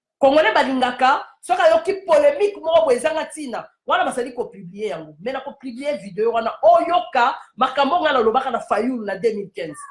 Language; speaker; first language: Lingala; non-native, local second language; Kituba (Democratic Republic of Congo)